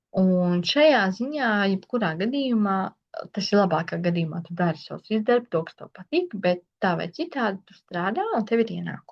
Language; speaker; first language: Latvian; native; Latvian